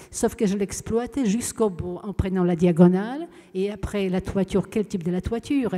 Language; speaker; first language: French; non-native, fluent; Polish